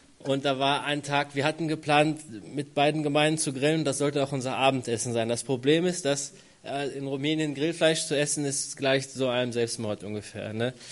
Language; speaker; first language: German; native; German